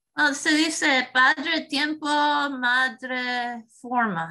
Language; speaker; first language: Spanish; non-native, learner; English